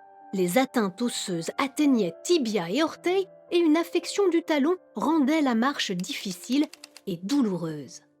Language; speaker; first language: French; native; French